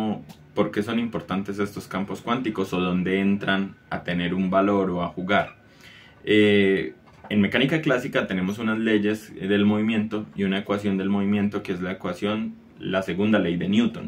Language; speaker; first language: Spanish; native; Spanish